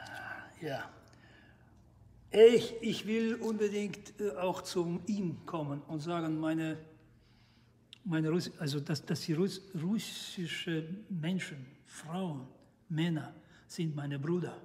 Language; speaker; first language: German; non-native, fluent; Russian